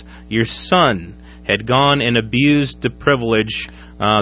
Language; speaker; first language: English; native; English